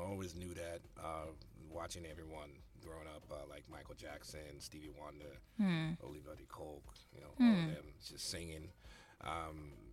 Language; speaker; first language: English; non-native, local second language; Igbo